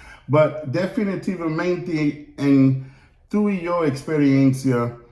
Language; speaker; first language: Spanish; non-native, learner; English